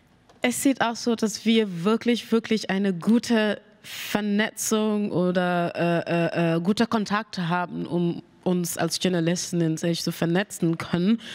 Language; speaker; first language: German; non-native, learner; Mandingo